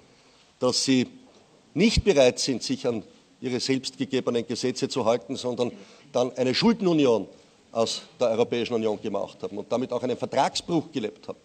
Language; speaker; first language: German; native; German